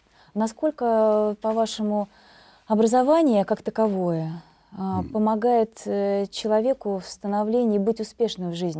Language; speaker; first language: Russian; native; Russian